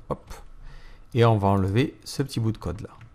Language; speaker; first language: French; native; French